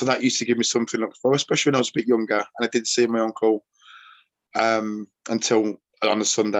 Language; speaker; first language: English; native; English